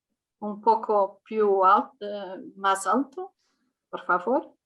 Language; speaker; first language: Spanish; non-native, fluent; Italian